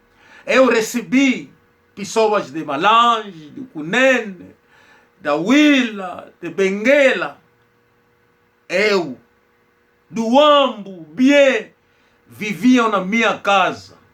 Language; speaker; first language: Portuguese; non-native, local second language; Kongo